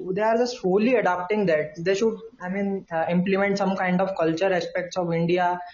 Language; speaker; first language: English; non-native, local second language; Hindi